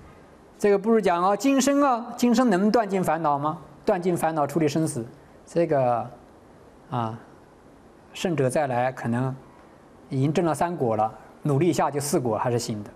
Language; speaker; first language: Chinese; native; Chinese